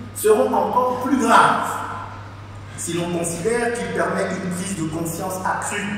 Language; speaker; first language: French; native; French